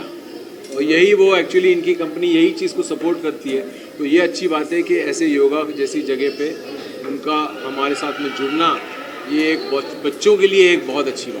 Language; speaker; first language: Hindi; native; Hindi